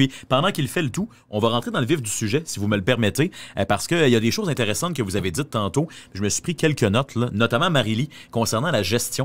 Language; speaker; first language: French; native; French